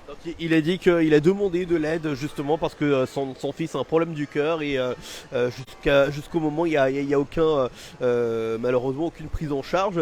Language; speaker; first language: French; native; French